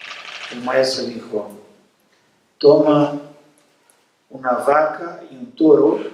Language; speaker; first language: Spanish; non-native, fluent; Portuguese